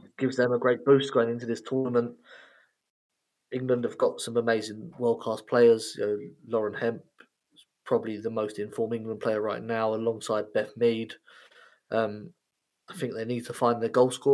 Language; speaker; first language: English; native; English